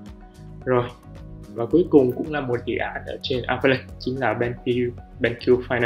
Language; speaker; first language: Vietnamese; native; Vietnamese